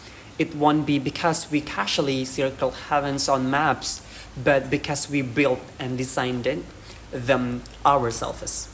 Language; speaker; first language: English; non-native, learner; Indonesian